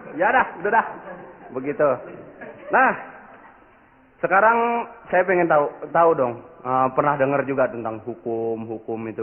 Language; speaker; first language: Indonesian; native; Indonesian